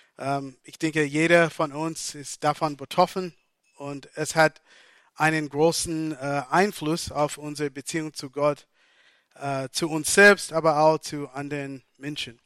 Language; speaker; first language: German; non-native, fluent; English